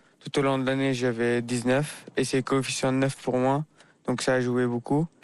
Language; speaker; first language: French; non-native, fluent; Arabic